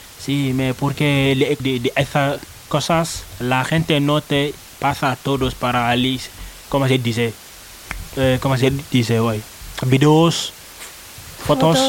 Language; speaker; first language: Spanish; non-native, learner; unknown